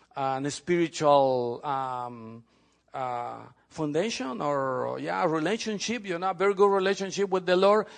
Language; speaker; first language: English; non-native, fluent; Spanish